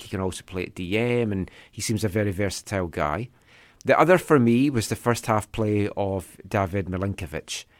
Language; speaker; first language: English; native; English